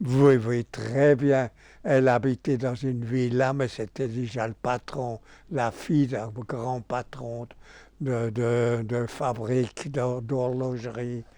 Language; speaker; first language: French; non-native, local second language; German